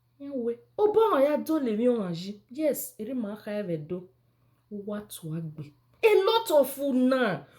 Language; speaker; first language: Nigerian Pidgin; non-native, local second language; Bini